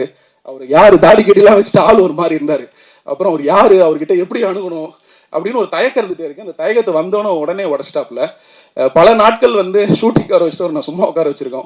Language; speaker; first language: Tamil; native; Tamil